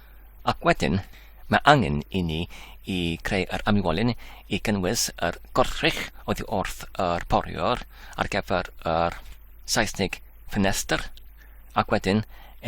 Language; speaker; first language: Welsh; non-native, learner; English